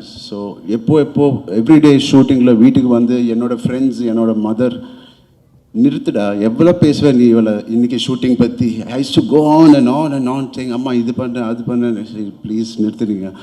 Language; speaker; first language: Tamil; non-native, learner; Telugu